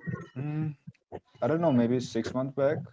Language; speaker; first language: English; non-native, local second language; Hindi